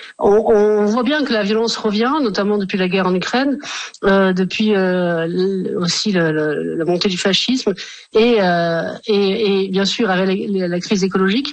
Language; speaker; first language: French; native; French